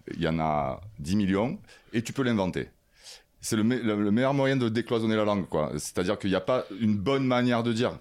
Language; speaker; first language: French; native; French